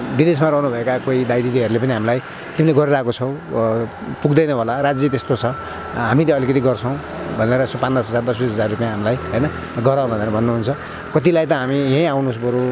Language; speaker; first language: Nepali; native; Nepali